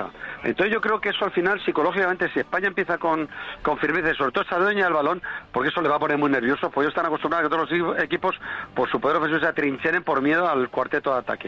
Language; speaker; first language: Spanish; native; Spanish